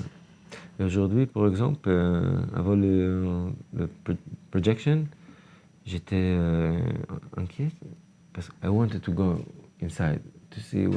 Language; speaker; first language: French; non-native, learner; Hebrew